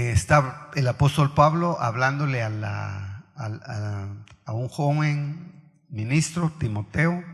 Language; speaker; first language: Spanish; native; Spanish